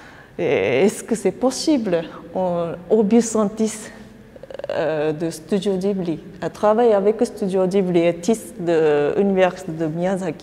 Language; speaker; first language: French; non-native, fluent; Japanese